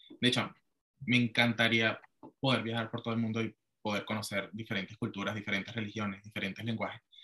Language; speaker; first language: Spanish; native; Spanish